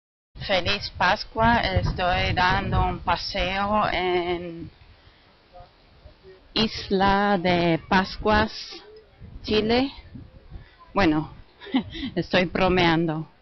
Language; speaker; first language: Spanish; non-native, fluent; German